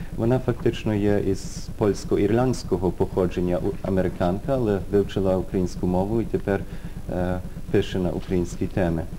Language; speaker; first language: Ukrainian; early bilingual, heritage; Ukrainian